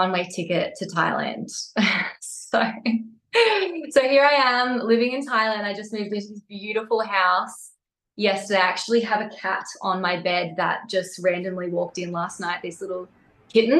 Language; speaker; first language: English; native; English